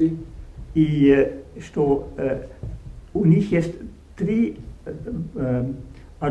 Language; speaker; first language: Russian; non-native, learner; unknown